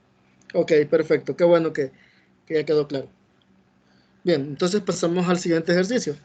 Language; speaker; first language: Spanish; native; Spanish